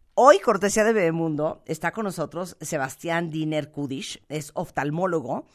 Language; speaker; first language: Spanish; native; Spanish